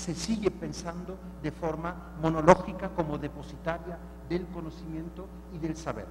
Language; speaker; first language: Spanish; non-native, fluent; German